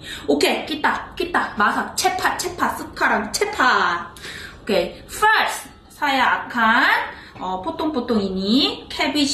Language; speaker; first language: Indonesian; non-native, learner; Korean